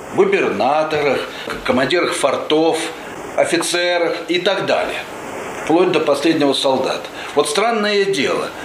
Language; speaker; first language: Russian; native; Russian